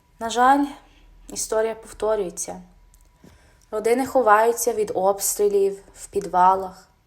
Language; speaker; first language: Ukrainian; early bilingual, heritage; Ukrainian